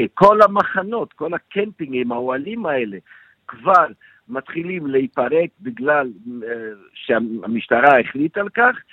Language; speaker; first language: Hebrew; non-native, fluent; Portuguese